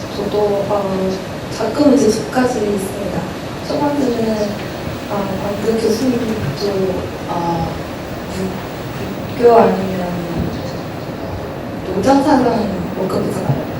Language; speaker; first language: Korean; non-native, learner; Chinese